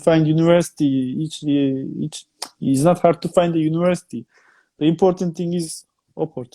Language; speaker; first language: English; non-native, fluent; Turkish